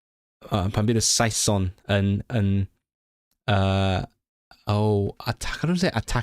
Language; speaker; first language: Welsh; non-native, learner; Cantonese